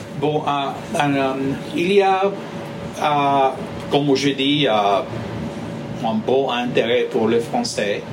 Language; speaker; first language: French; non-native, fluent; Spanish